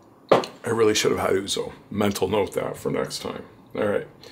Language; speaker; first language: English; early bilingual, other home language; Greek